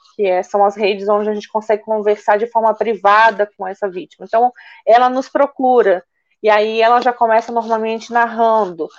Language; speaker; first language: Portuguese; native; Portuguese